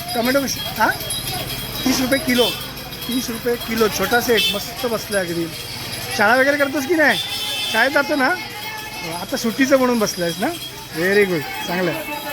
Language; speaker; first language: Marathi; non-native, local second language; Konkani